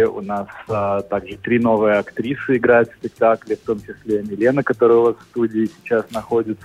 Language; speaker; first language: Russian; native; Russian